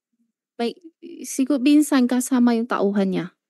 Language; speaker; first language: Filipino; non-native, learner; Chinese